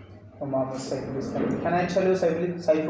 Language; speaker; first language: English; non-native, fluent; Bangla